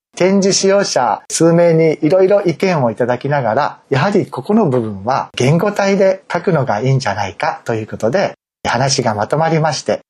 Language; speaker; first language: Japanese; native; Japanese